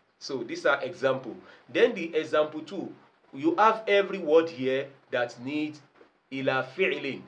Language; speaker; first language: English; non-native, local second language; Yoruba